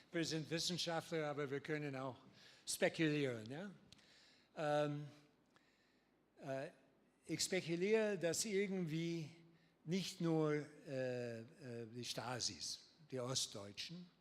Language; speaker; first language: German; non-native, learner; English